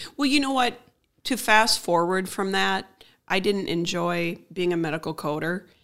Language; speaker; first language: English; native; English